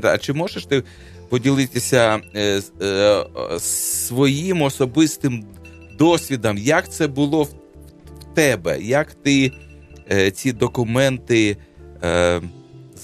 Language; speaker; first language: Ukrainian; native; Ukrainian